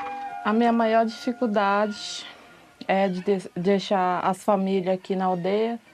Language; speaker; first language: Portuguese; non-native, local second language; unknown